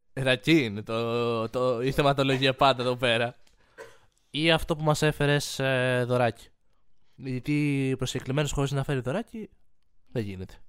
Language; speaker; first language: Greek; native; Greek